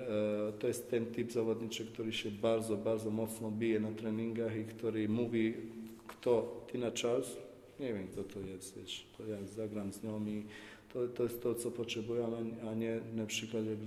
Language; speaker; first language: Polish; non-native, fluent; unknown